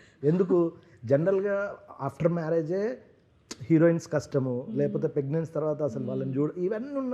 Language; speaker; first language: Telugu; native; Telugu